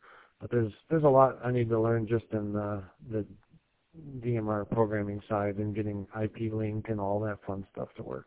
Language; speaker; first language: English; native; English